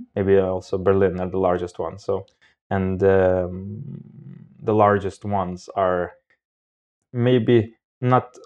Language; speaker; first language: English; non-native, fluent; Romanian